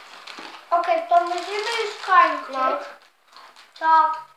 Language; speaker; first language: Polish; early bilingual, heritage; Polish